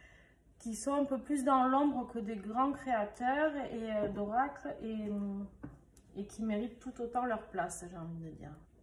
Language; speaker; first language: French; native; French